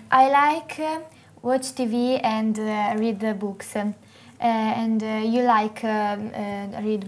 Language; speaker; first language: English; non-native, learner; Italian